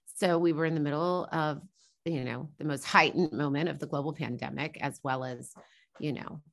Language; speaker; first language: English; native; English